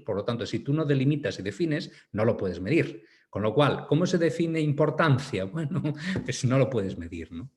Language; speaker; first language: Spanish; native; Spanish